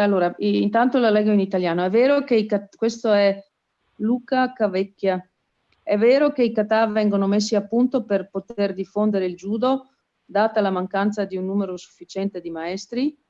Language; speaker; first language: Italian; native; Italian